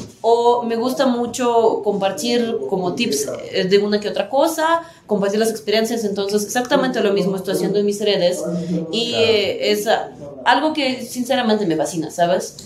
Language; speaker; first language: Spanish; non-native, fluent; Russian